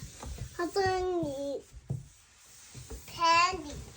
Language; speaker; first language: Chinese; early bilingual, heritage; Cantonese